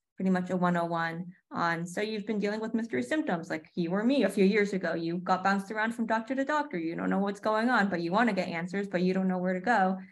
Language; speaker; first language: English; native; English